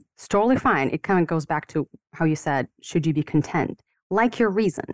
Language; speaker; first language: English; non-native, fluent; Ukrainian